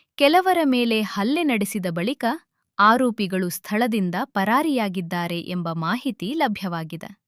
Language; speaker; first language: Kannada; native; Kannada